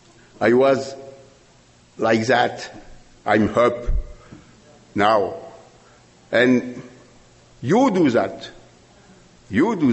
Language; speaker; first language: English; non-native, learner; French